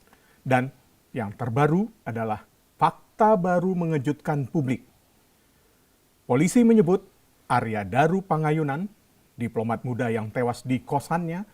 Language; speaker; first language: Indonesian; native; Indonesian